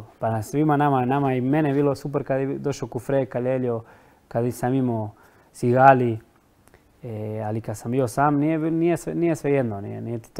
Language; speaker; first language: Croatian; non-native, fluent; Spanish